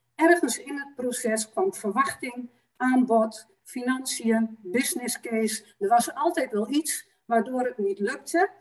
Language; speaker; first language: Dutch; native; Dutch